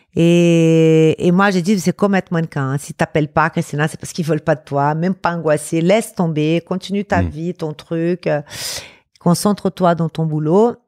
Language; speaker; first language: French; non-native, fluent; Portuguese